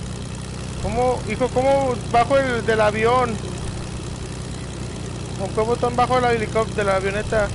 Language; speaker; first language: Spanish; native; Spanish